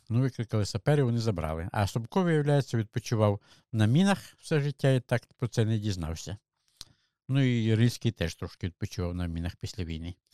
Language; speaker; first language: Ukrainian; native; Ukrainian